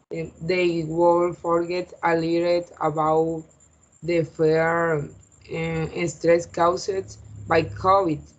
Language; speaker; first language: English; non-native, learner; Spanish